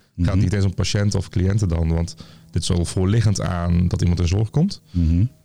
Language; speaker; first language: Dutch; native; Dutch